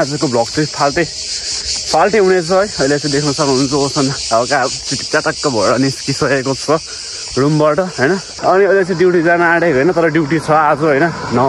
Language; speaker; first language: English; non-native, learner; Nepali